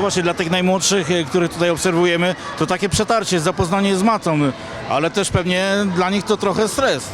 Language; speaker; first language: Polish; native; Polish